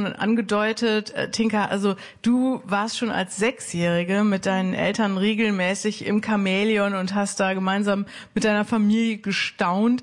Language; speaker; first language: German; native; German